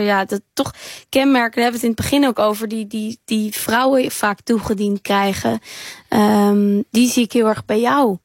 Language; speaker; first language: Dutch; native; Dutch